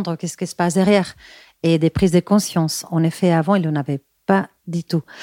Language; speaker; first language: French; non-native, fluent; Spanish